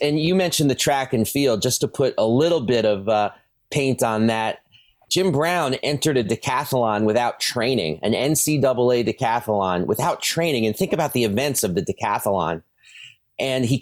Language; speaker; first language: English; native; English